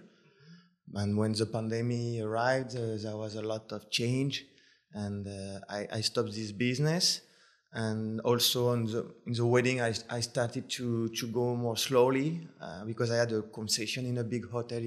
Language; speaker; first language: English; non-native, fluent; French